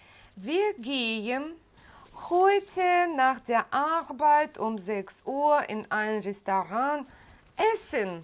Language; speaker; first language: German; non-native, fluent; Russian